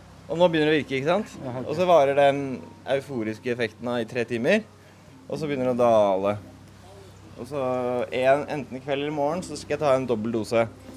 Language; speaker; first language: Norwegian; native; Norwegian